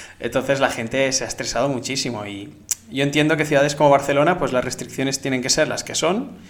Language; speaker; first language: Spanish; native; Spanish